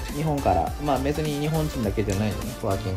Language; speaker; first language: Japanese; native; Japanese